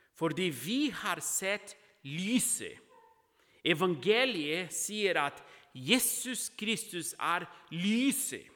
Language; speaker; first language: Norwegian; non-native, fluent; Portuguese